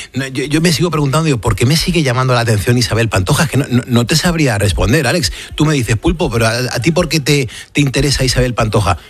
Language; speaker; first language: Spanish; native; Spanish